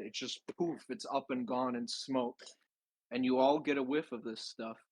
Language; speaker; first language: English; native; English